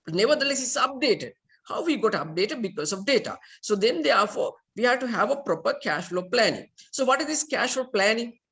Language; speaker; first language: English; non-native, local second language; Sinhala